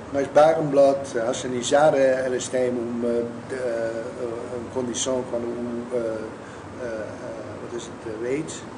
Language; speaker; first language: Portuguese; non-native, learner; Dutch